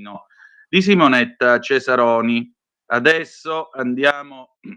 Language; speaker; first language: Italian; native; Italian